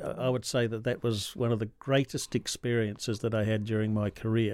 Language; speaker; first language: English; native; English